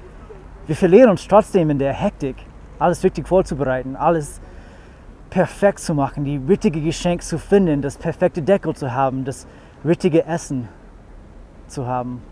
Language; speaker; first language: German; non-native, fluent; English